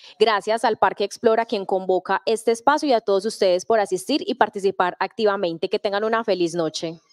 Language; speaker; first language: Spanish; native; Spanish